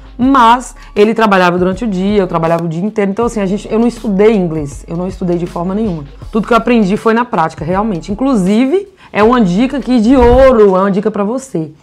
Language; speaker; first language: Portuguese; native; Portuguese